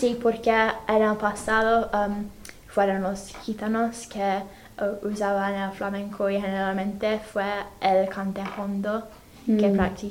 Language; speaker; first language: Spanish; non-native, fluent; English